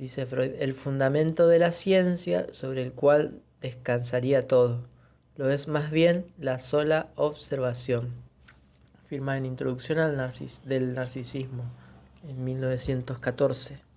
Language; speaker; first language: Spanish; native; Spanish